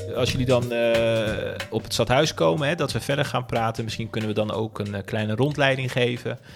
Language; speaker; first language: Dutch; early bilingual, other home language; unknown